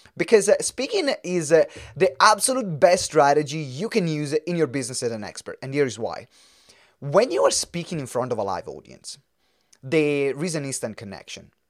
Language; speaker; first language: English; non-native, fluent; Italian